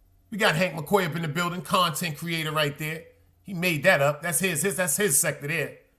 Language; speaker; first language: English; native; English